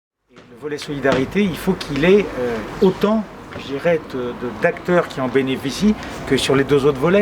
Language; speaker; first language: French; native; French